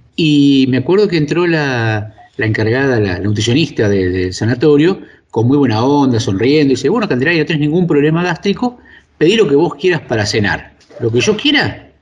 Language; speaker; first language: Spanish; native; Spanish